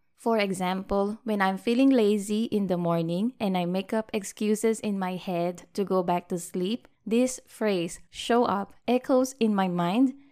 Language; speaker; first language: English; non-native, local second language; Filipino